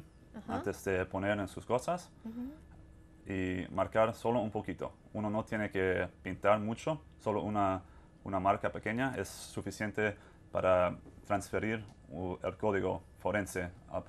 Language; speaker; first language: Spanish; non-native, fluent; English